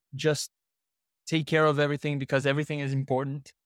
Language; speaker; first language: English; non-native, fluent; Portuguese